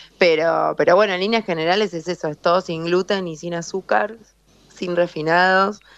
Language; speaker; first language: Spanish; native; Spanish